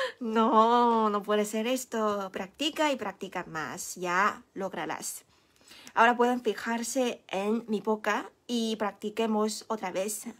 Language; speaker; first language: Spanish; non-native, fluent; Chinese